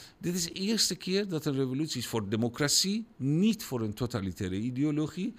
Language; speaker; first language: Dutch; non-native, fluent; Persian